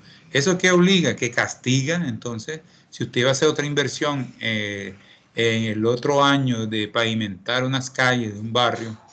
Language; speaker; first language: Spanish; native; Spanish